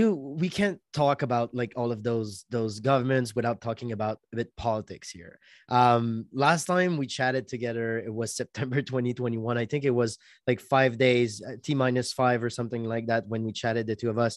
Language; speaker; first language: English; non-native, fluent; French